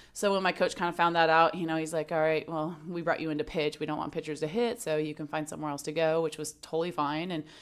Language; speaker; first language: English; native; English